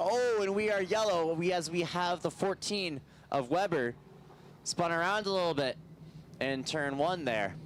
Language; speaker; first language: English; native; English